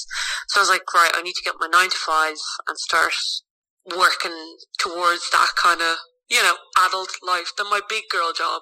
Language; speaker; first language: English; native; English